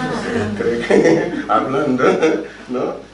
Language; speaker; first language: Spanish; non-native, fluent; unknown